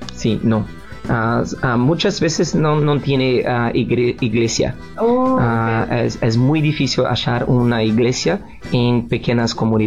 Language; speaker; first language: Spanish; non-native, learner; Portuguese